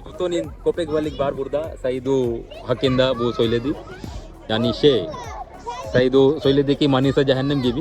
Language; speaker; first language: Turkish; non-native, learner; Bangla